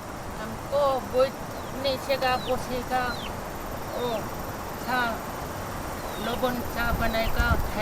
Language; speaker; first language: Hindi; non-native, local second language; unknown